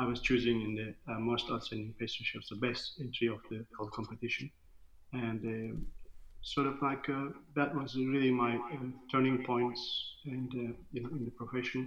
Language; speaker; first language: English; non-native, fluent; Turkish